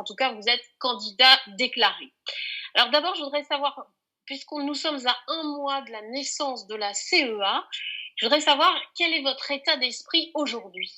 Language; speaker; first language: French; native; French